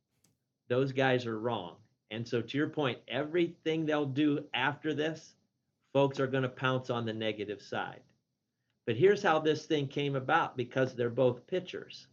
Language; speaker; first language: English; native; English